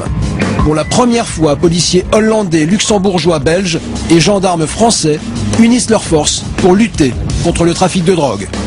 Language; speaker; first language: French; native; French